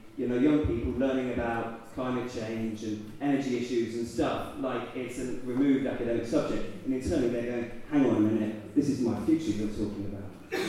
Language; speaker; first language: English; native; English